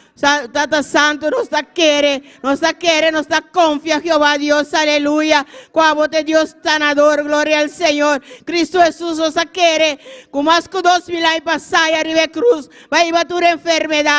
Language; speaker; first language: Spanish; non-native, learner; Papiamento